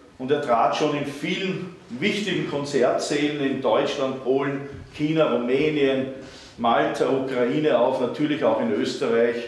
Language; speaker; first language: German; native; German